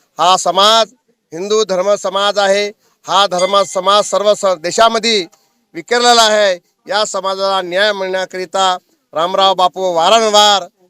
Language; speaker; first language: Marathi; non-native, local second language; Lambadi